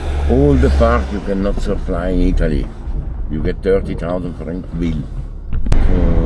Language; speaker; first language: English; non-native, learner; Italian